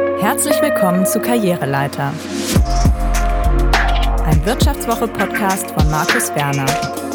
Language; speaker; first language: German; native; German